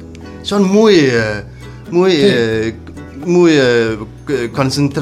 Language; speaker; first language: Spanish; non-native, learner; Danish